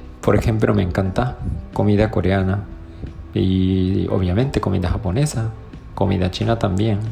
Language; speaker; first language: Spanish; non-native, learner; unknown